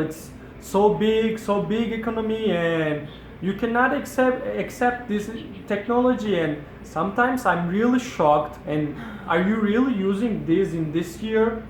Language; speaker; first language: English; non-native, fluent; Turkish